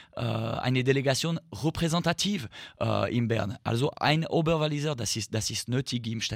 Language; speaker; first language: German; non-native, fluent; French